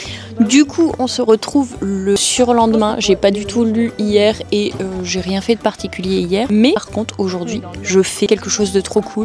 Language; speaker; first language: French; native; French